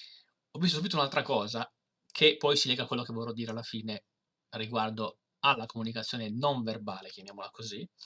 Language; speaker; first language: Italian; native; Italian